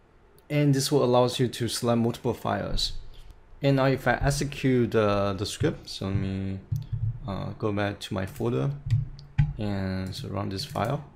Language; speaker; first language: English; non-native, fluent; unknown